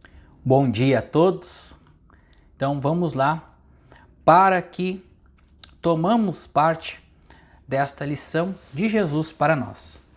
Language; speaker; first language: Portuguese; native; Portuguese